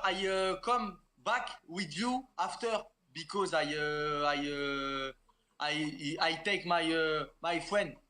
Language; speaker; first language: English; non-native, learner; French